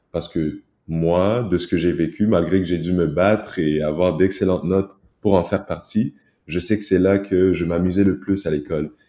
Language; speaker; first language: French; early bilingual, other home language; Kinyarwanda